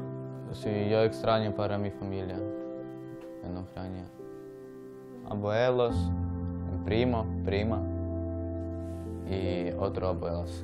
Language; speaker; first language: Spanish; non-native, learner; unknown